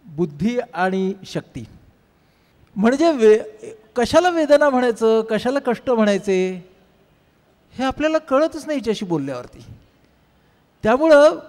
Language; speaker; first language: Marathi; native; Marathi